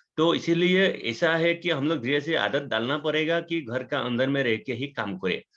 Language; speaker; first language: Hindi; non-native, local second language; Assamese